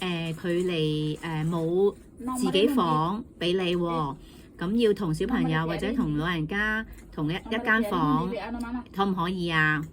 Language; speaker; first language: Cantonese; native; Cantonese